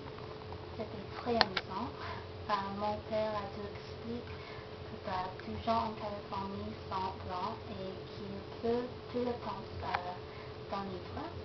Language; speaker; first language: French; non-native, learner; English